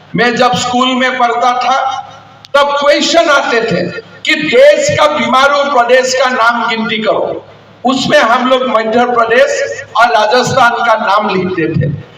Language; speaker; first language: Hindi; non-native, local second language; Assamese